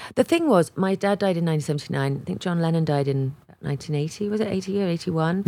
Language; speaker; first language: English; native; English